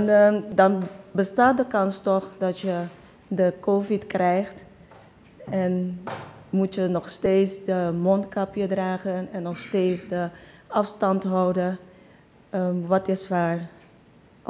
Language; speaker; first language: Dutch; non-native, local second language; Papiamento